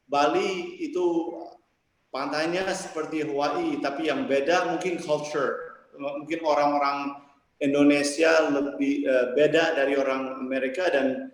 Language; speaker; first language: Indonesian; early bilingual, heritage; English